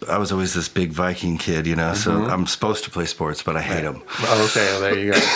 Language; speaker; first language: English; native; English